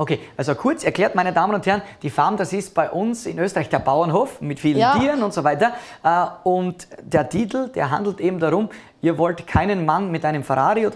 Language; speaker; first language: German; native; German